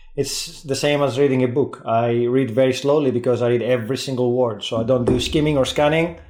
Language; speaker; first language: English; non-native, fluent; Greek